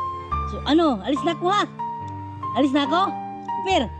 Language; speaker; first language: Filipino; non-native, local second language; Cebuano